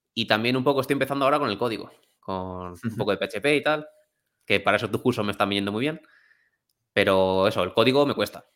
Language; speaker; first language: Spanish; native; Spanish